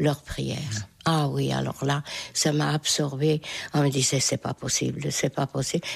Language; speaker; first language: French; non-native, fluent; Hungarian